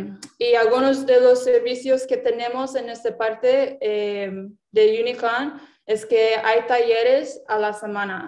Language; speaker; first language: Spanish; non-native, fluent; English